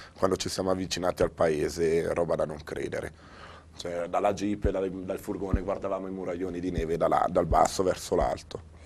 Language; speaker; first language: Italian; native; Italian